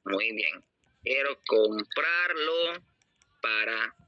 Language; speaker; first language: Spanish; non-native, learner; Filipino